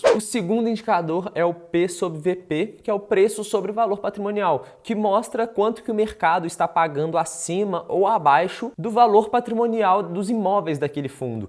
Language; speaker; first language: Portuguese; native; Portuguese